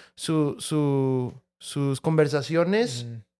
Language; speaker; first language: English; early bilingual, other home language; Spanish